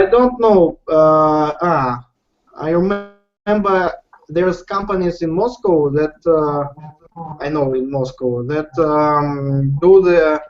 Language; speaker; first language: English; non-native, learner; Russian